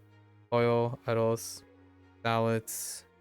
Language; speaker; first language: Spanish; non-native, learner; English